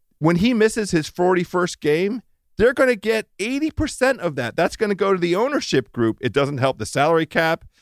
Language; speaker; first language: English; native; English